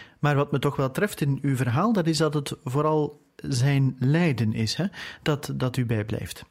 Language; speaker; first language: Dutch; native; Dutch